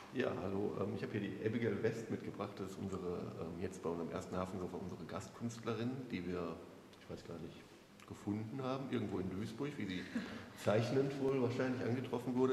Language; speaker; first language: German; native; German